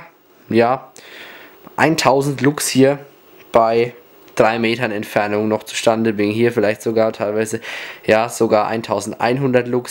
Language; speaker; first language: German; native; German